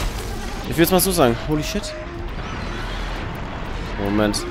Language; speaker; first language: German; native; German